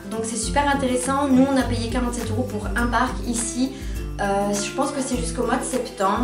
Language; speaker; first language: French; native; French